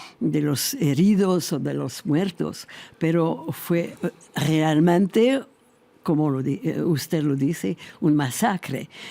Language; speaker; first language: Spanish; non-native, fluent; French